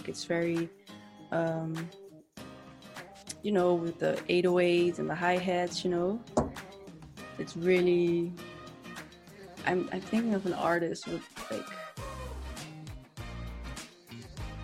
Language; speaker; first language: English; non-native, fluent; Dutch